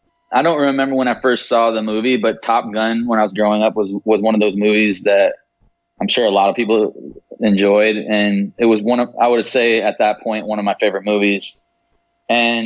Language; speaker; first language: English; native; English